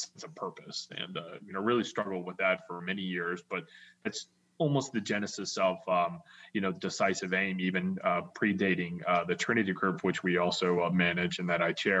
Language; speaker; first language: English; native; English